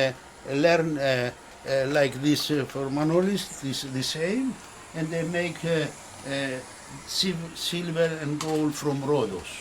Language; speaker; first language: English; non-native, learner; Greek